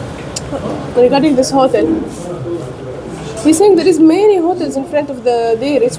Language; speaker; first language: English; non-native, local second language; Arabic